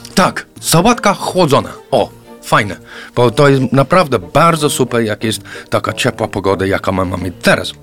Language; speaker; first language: Polish; non-native, fluent; English